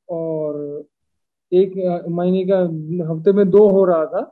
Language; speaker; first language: Hindi; non-native, local second language; Bangla